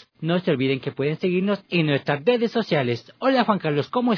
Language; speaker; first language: Spanish; native; Spanish